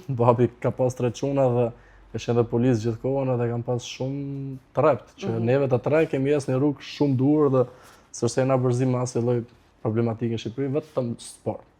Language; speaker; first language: Albanian; native; Albanian